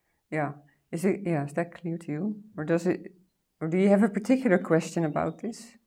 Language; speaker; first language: English; non-native, fluent; Dutch